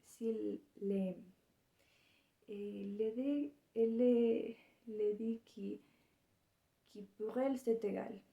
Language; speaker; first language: French; non-native, learner; Spanish